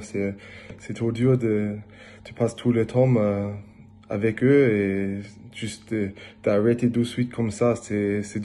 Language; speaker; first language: French; non-native, learner; English